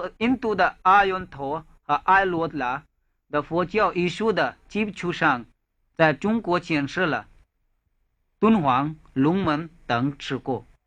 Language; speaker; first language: Chinese; non-native, fluent; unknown